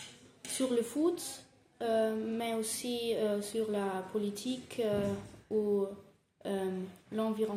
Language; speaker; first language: French; non-native, learner; German